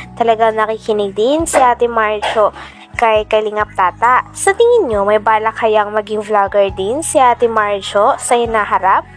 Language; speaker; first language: Filipino; native; Filipino